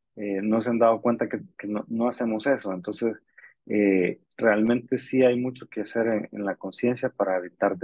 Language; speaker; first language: Spanish; native; Spanish